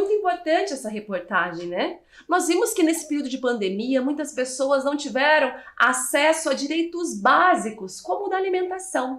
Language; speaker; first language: Portuguese; native; Portuguese